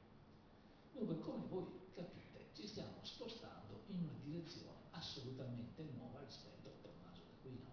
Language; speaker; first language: Italian; native; Italian